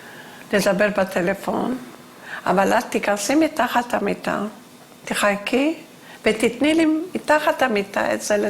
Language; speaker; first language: Hebrew; non-native, fluent; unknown